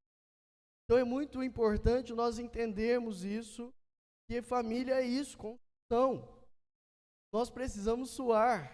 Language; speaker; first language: Portuguese; native; Portuguese